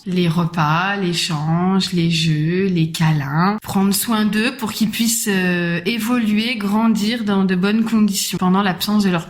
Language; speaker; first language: French; native; French